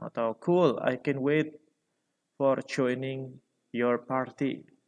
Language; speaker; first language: English; non-native, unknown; Indonesian